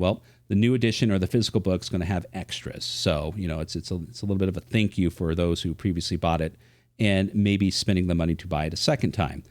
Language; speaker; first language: English; native; English